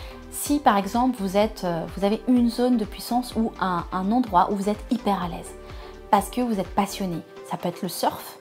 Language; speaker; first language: French; native; French